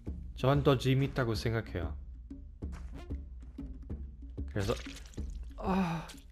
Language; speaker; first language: Korean; non-native, fluent; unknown